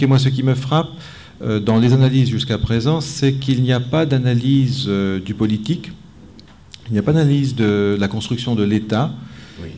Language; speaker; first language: French; native; French